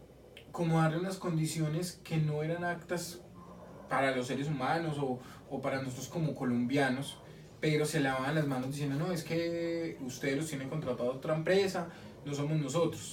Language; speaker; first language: Spanish; native; Spanish